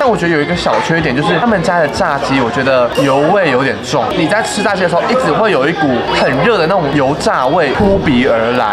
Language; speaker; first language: Chinese; native; Chinese